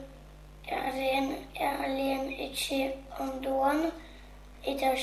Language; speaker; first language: Basque; non-native, local second language; French